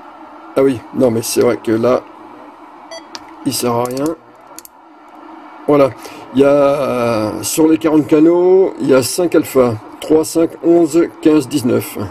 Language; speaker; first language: French; native; French